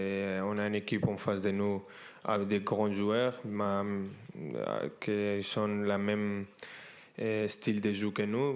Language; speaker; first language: French; non-native, fluent; Spanish